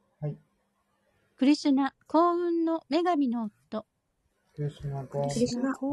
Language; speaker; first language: Japanese; native; Japanese